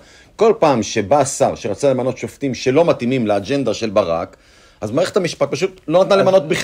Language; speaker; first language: Hebrew; native; Hebrew